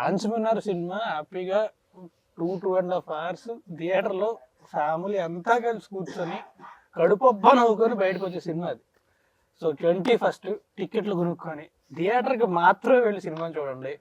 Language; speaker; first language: Telugu; native; Telugu